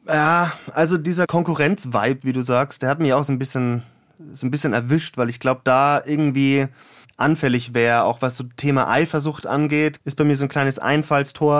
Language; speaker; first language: German; native; German